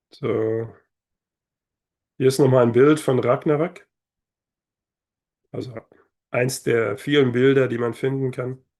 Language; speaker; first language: German; native; German